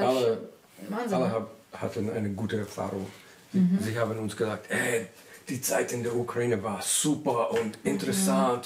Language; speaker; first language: German; non-native, learner; English